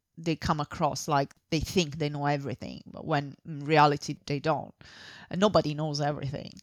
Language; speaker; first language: English; non-native, fluent; Italian